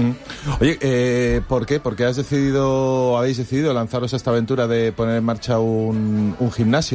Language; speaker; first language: Spanish; native; Spanish